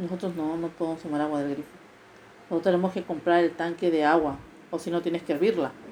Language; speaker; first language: Spanish; native; Spanish